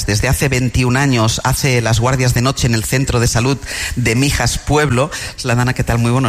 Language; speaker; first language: Spanish; native; Spanish